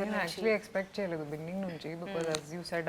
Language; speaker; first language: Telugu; non-native, fluent; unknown